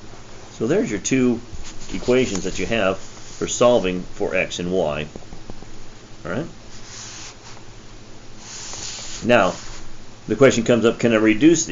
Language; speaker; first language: English; native; English